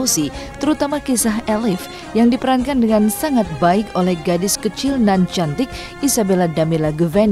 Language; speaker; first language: Indonesian; native; Indonesian